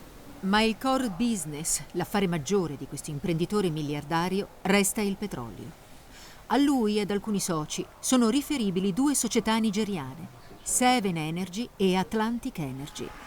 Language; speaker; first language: Italian; native; Italian